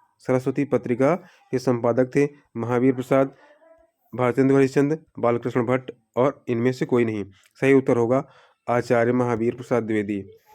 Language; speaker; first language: Hindi; native; Hindi